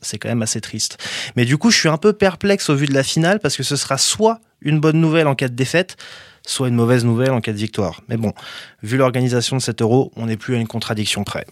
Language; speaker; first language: French; native; French